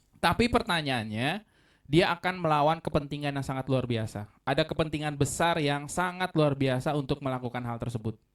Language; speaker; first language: Indonesian; native; Indonesian